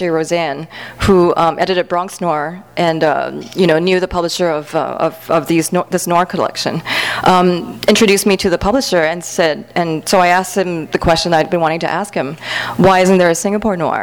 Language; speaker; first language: English; native; English